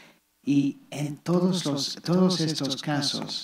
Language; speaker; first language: Spanish; non-native, fluent; English